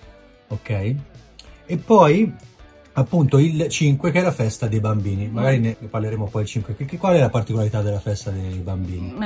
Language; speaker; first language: Italian; native; Italian